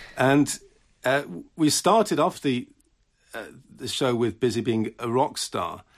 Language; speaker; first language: English; native; English